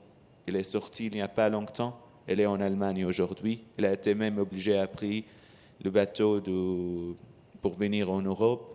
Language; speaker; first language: French; non-native, learner; Arabic